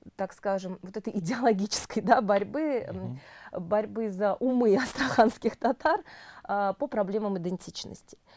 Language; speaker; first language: Russian; native; Russian